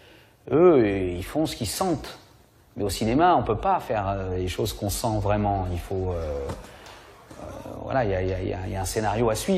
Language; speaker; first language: French; native; French